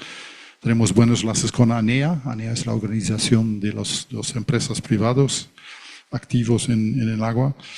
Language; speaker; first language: Spanish; non-native, fluent; Dutch